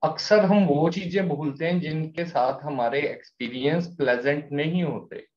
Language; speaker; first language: Hindi; non-native, local second language; Punjabi